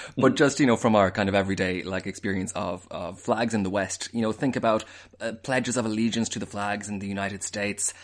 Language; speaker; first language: English; native; English